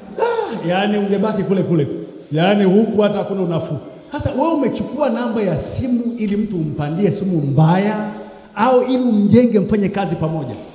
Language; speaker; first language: Swahili; native; Swahili